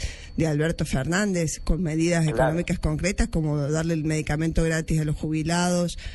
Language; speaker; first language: Spanish; native; Spanish